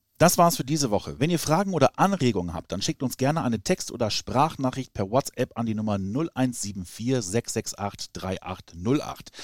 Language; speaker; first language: German; native; German